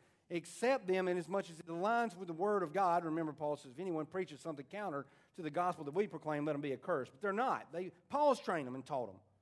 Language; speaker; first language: English; native; English